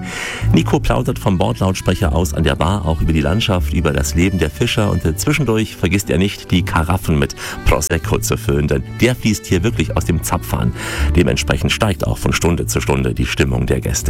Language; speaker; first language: German; native; German